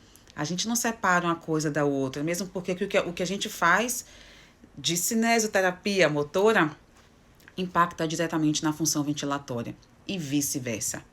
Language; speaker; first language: Portuguese; native; Portuguese